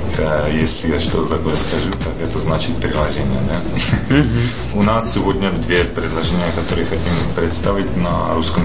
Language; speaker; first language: Russian; non-native, fluent; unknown